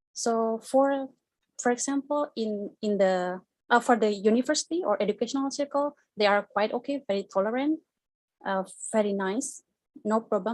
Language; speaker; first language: English; non-native, fluent; Indonesian